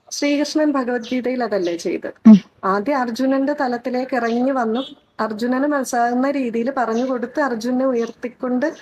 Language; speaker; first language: Malayalam; non-native, local second language; Tamil